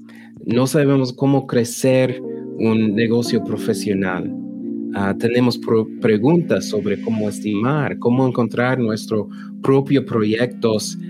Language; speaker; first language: Spanish; non-native, learner; English